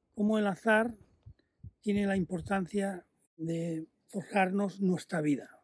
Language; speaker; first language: Spanish; native; Spanish